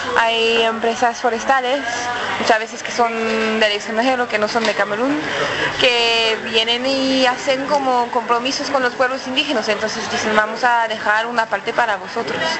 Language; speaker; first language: Spanish; non-native, fluent; French